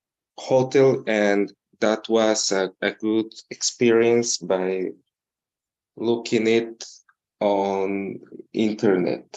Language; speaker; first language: English; non-native, learner; Spanish